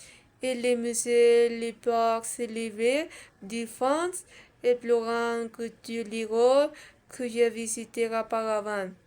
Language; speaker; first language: French; non-native, learner; Spanish